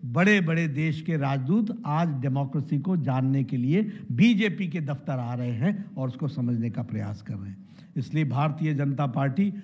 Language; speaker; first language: Hindi; native; Hindi